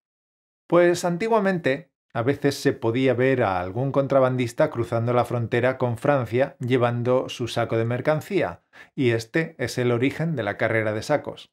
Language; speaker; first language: Spanish; native; Spanish